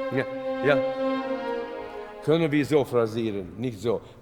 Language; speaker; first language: German; non-native, fluent; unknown